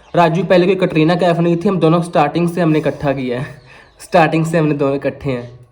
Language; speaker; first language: Hindi; non-native, local second language; Punjabi